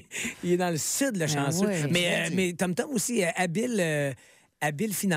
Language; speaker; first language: French; native; French